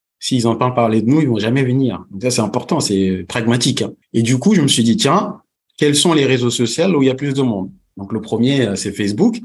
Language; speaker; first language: French; early bilingual, other home language; Fula